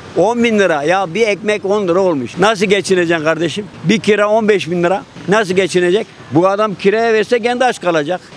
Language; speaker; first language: Turkish; native; Turkish